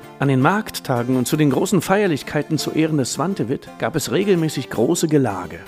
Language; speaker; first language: German; native; German